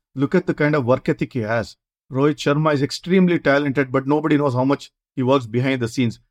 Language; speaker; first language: English; non-native, local second language; Kannada